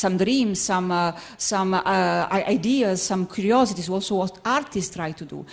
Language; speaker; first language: English; non-native, fluent; Italian